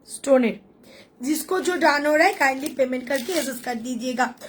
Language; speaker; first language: Hindi; non-native, local second language; Bangla